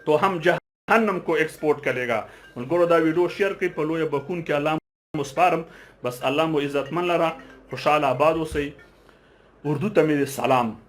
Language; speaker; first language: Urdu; non-native, fluent; Pashto